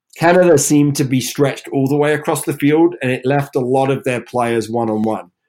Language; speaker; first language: English; native; English